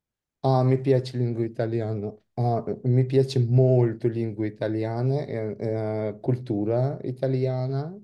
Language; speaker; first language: Italian; non-native, learner; Russian